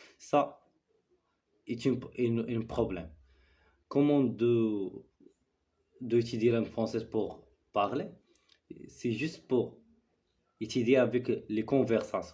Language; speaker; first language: French; non-native, learner; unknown